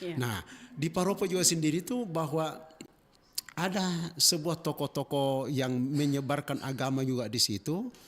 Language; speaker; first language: Indonesian; native; Indonesian